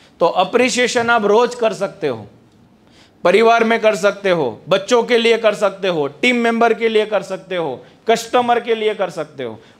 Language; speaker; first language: Hindi; non-native, local second language; Gujarati